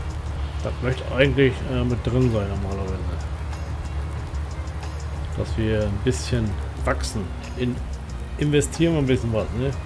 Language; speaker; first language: German; native; German